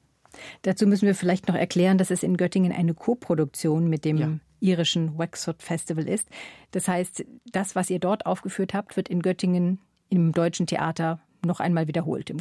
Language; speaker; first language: German; native; German